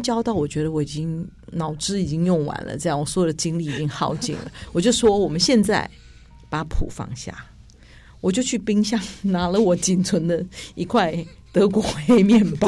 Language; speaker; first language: Chinese; native; Chinese